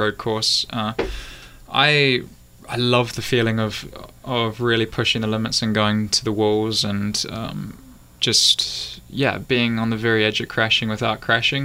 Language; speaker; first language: English; native; English